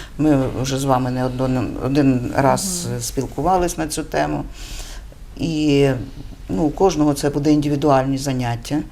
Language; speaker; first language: Ukrainian; native; Ukrainian